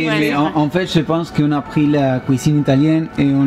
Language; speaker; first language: French; non-native, fluent; Spanish